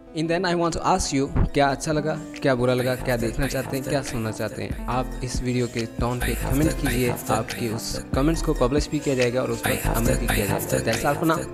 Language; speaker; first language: Urdu; native; Urdu